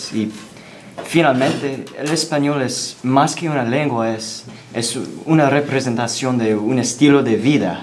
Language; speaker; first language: Spanish; non-native, learner; English